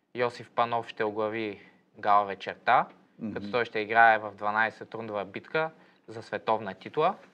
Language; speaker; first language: Bulgarian; native; Bulgarian